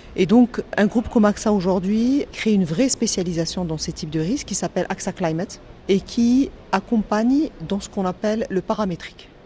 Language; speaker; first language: French; non-native, local second language; Arabic